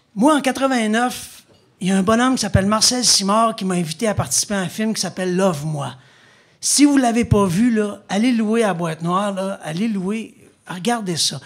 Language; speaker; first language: French; native; French